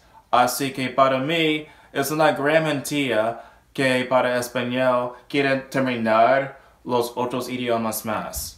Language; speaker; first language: Spanish; non-native, learner; English